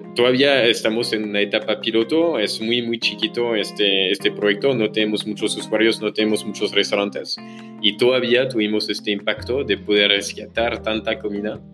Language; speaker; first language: Spanish; non-native, fluent; French